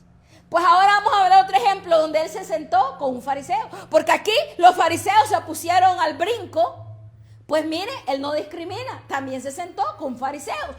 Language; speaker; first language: Spanish; native; Spanish